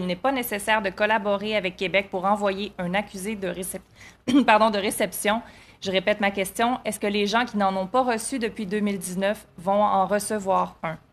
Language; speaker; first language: French; native; French